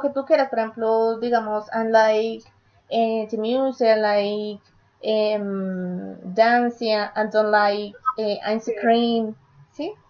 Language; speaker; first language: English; non-native, learner; Spanish